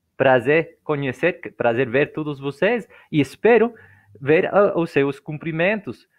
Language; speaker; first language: Portuguese; non-native, fluent; English